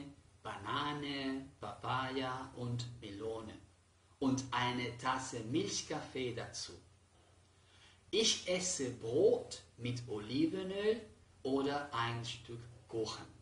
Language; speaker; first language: German; non-native, fluent; Spanish